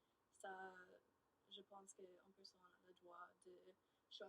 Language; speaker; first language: French; non-native, learner; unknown